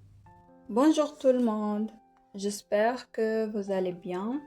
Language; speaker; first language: French; non-native, learner; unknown